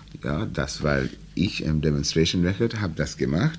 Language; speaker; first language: German; non-native, learner; English